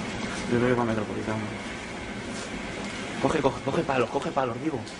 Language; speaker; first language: Spanish; native; Spanish